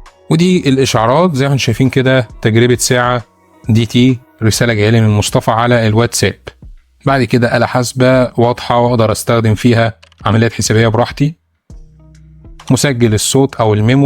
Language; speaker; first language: Arabic; native; Arabic